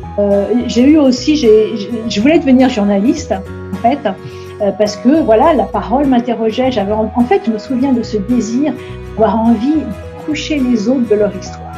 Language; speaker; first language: French; native; French